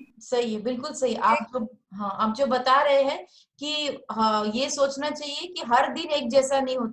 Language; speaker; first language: Hindi; native; Hindi